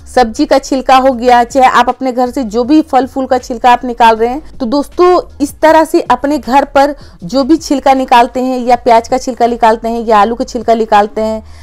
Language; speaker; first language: Hindi; native; Hindi